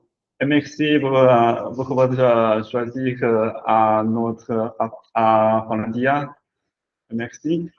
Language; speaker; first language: French; non-native, learner; Chinese